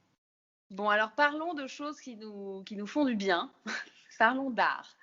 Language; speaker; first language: French; native; French